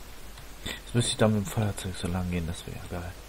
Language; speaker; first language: German; native; German